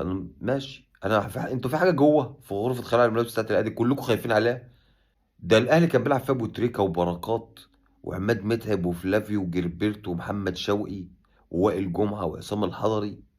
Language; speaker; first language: Arabic; native; Arabic